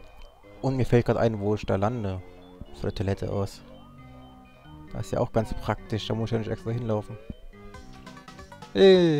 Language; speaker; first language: German; native; German